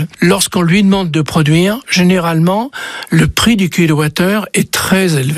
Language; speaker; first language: French; native; French